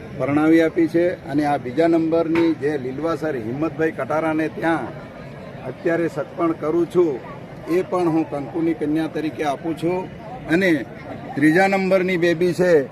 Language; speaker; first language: Gujarati; non-native, local second language; Bhili